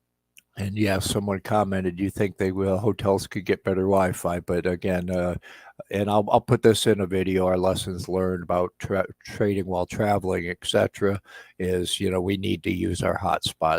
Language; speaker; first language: English; native; English